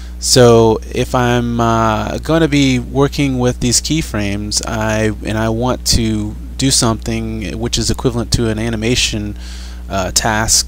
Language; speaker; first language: English; native; English